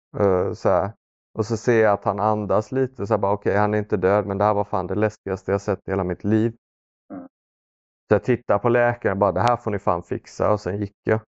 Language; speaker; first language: Swedish; early bilingual, other home language; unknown